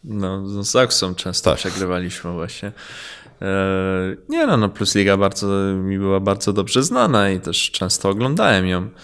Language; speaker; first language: Polish; early bilingual, heritage; Polish